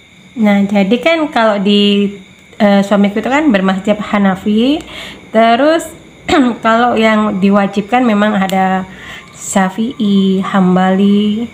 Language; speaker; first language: Indonesian; native; Indonesian